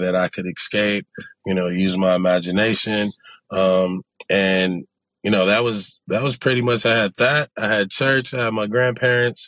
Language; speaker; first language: English; native; English